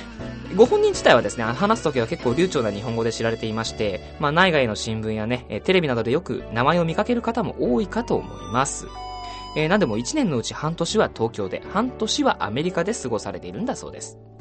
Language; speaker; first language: Japanese; native; Japanese